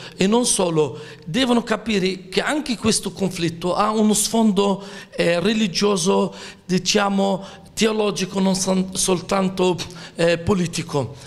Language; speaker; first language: Italian; non-native, fluent; Arabic